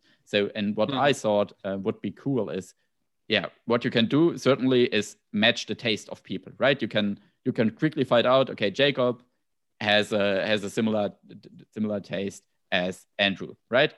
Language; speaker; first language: English; non-native, fluent; German